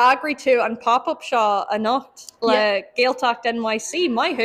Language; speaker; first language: Irish; non-native, local second language; English